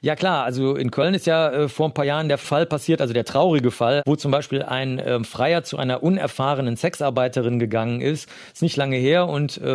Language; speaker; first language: German; native; German